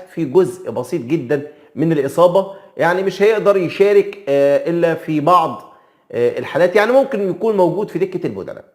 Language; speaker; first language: Arabic; native; Arabic